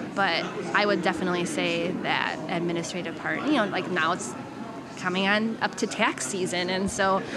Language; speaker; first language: English; native; English